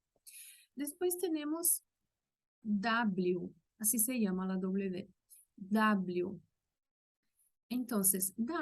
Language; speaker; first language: Spanish; non-native, local second language; Portuguese